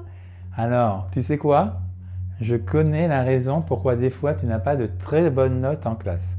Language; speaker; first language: French; native; French